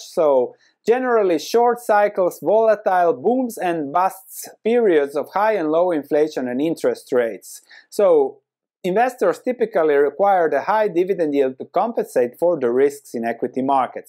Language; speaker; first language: English; non-native, fluent; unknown